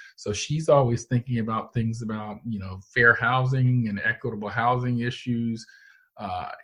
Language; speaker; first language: English; native; English